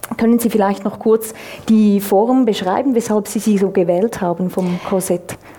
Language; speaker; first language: German; native; German